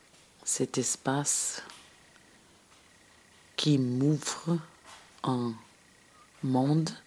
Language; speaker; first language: French; non-native, fluent; Portuguese